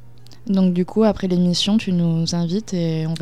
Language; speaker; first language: French; native; French